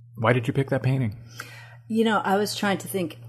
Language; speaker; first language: English; early bilingual, other home language; Amharic